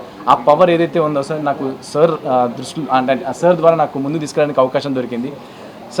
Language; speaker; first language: Telugu; native; Telugu